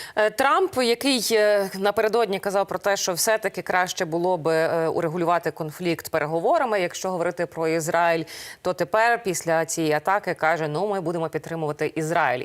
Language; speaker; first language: Ukrainian; native; Ukrainian